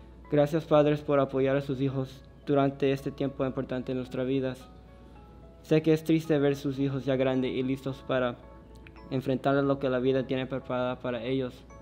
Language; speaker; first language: Spanish; early bilingual, heritage; Spanish